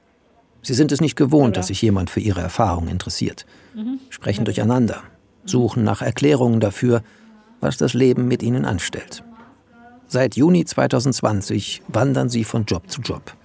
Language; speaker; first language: German; native; German